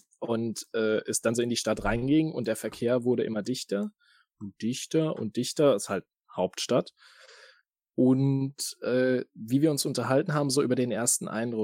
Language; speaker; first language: German; native; German